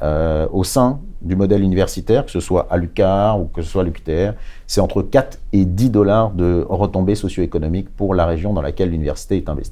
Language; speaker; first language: French; native; French